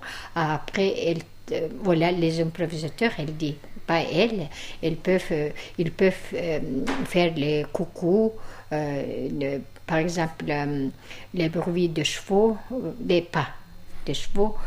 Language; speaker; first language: French; non-native, fluent; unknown